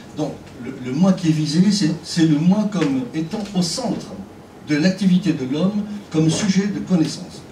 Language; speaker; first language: French; native; French